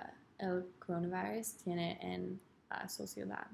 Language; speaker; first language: Spanish; non-native, learner; English